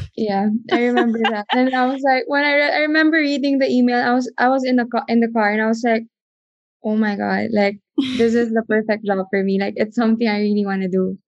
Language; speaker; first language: English; non-native, local second language; Filipino